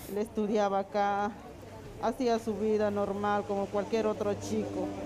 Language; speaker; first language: Spanish; native; Spanish